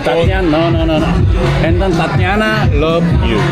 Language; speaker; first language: English; non-native, learner; Korean